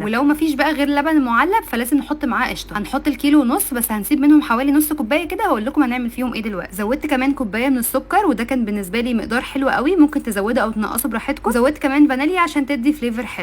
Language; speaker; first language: Arabic; native; Arabic